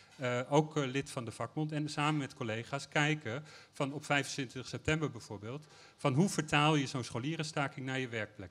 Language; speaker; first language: Dutch; native; Dutch